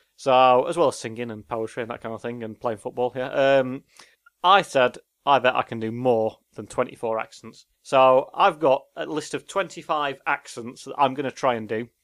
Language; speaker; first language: English; native; English